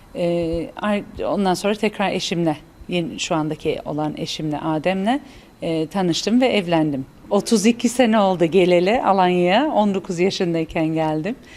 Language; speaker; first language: Turkish; non-native, fluent; English